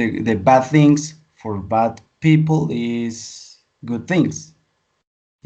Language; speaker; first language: English; non-native, learner; Spanish